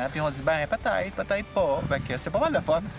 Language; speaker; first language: French; native; French